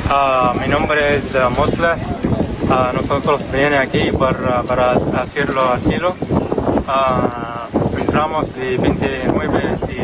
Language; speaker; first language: Spanish; non-native, learner; Arabic